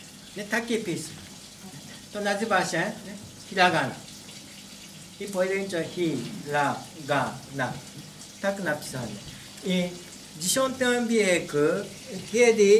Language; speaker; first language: Polish; non-native, learner; Japanese